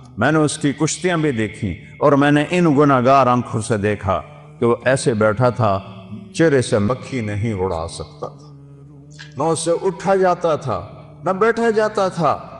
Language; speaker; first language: Urdu; non-native, local second language; Punjabi